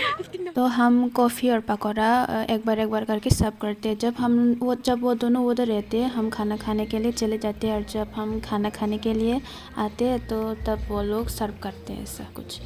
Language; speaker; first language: Hindi; non-native, local second language; Kok Borok